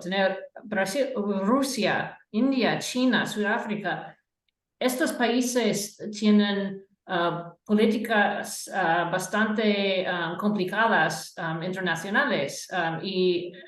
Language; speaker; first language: Spanish; non-native, fluent; English